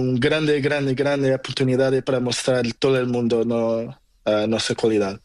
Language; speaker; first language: Spanish; non-native, learner; Portuguese